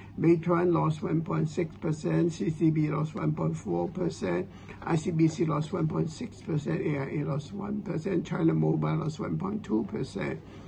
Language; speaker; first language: English; non-native, local second language; Cantonese